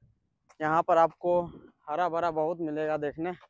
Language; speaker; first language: Hindi; native; Hindi